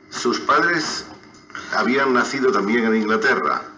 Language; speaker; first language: Spanish; native; Spanish